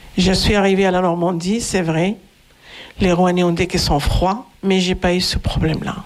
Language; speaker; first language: French; non-native, local second language; Arabic